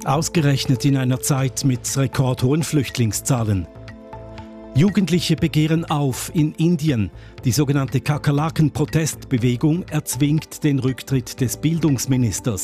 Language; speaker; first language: German; native; German